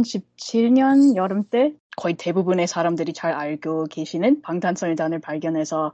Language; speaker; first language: Korean; non-native, fluent; English